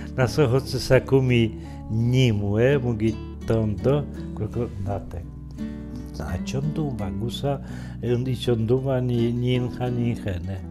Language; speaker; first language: Kinyarwanda; non-native, fluent; Polish